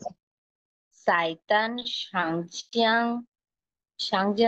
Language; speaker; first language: Chinese; non-native, learner; Bangla